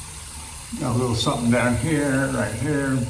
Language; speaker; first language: English; native; English